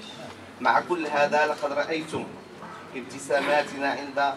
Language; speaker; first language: Arabic; native; Arabic